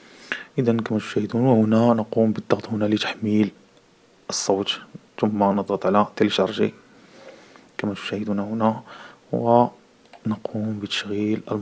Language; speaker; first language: Arabic; native; Arabic